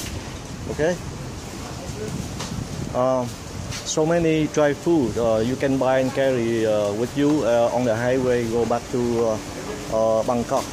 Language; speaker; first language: English; non-native, fluent; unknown